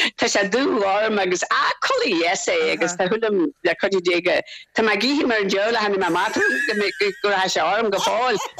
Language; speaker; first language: Irish; native; Irish